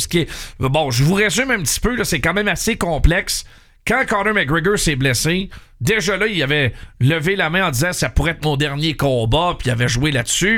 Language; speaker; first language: French; native; French